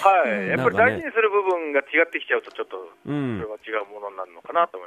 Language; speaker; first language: Japanese; native; Japanese